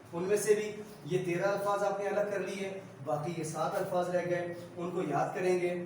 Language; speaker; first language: Urdu; native; Urdu